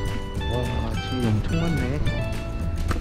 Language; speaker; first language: Korean; native; Korean